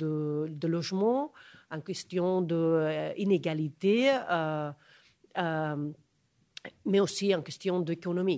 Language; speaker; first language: French; non-native, fluent; Catalan